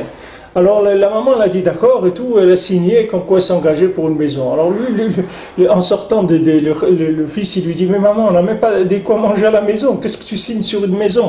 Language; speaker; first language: French; native; French